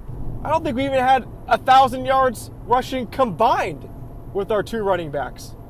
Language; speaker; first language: English; native; English